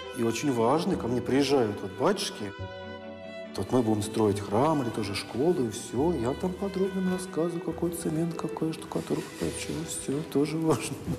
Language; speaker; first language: Russian; native; Russian